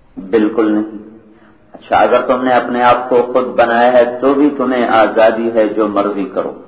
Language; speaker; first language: Urdu; non-native, local second language; Punjabi